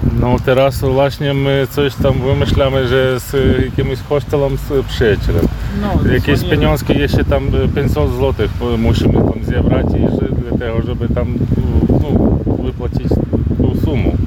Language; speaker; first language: Polish; non-native, learner; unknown